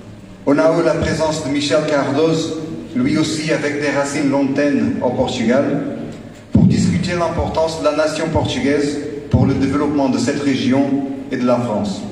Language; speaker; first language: French; non-native, fluent; Portuguese